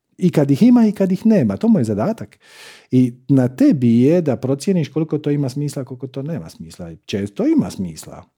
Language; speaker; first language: Croatian; native; Croatian